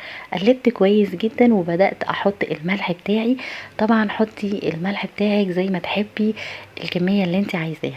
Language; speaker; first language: Arabic; native; Arabic